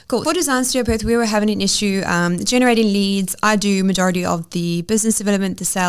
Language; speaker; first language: English; native; English